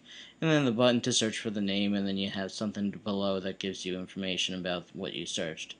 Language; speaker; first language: English; native; English